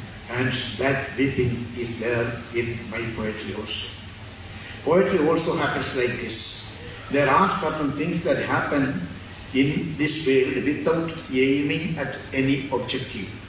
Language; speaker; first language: English; non-native, local second language; Malayalam